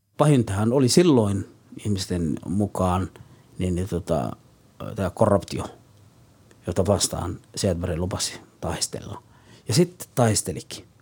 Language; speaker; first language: Finnish; non-native, fluent; Somali